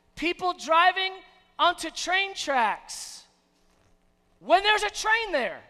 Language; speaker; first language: English; native; English